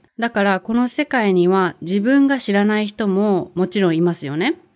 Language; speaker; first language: Japanese; native; Japanese